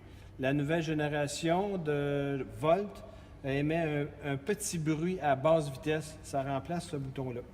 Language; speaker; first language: French; native; French